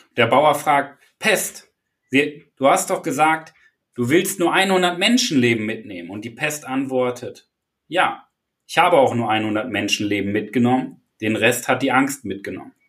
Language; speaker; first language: German; native; German